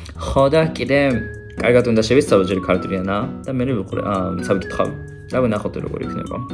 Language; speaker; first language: Georgian; non-native, fluent; Japanese